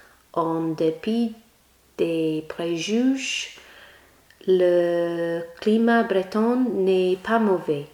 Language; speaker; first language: French; non-native, learner; English